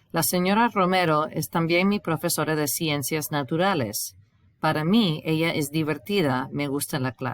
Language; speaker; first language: Spanish; non-native, fluent; English